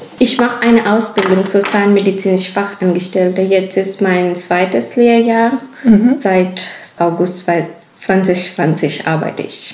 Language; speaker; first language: German; non-native, fluent; Urdu